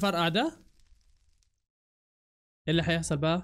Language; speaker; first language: Arabic; native; Arabic